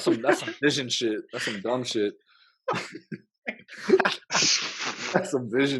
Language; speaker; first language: English; native; English